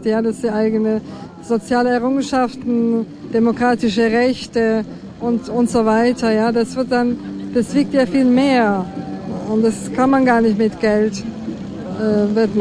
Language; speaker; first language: German; non-native, fluent; Turkish